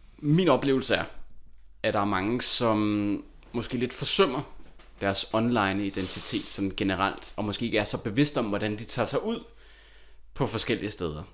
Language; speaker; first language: Danish; native; Danish